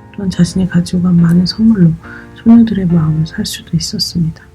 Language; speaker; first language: Korean; native; Korean